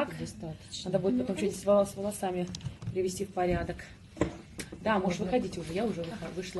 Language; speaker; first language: Russian; native; Russian